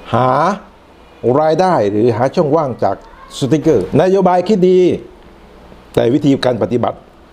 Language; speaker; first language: Thai; non-native, local second language; Northern Khmer